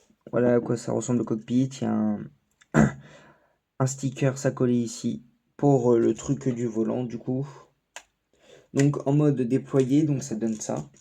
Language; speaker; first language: French; native; French